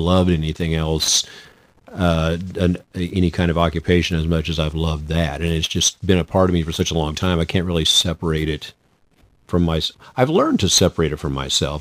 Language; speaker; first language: English; native; English